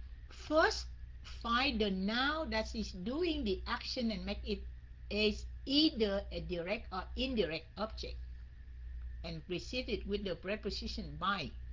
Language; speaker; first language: English; non-native, fluent; Vietnamese